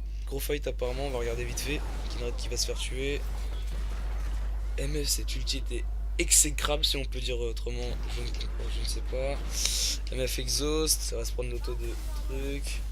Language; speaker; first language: French; native; French